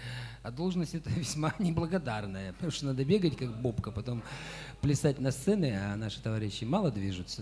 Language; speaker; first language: Russian; native; Russian